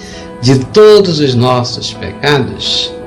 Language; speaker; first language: Portuguese; native; Portuguese